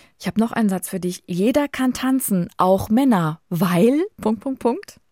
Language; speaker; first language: German; native; German